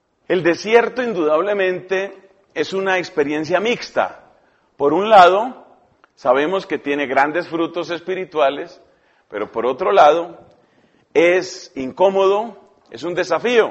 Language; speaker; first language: Spanish; native; Spanish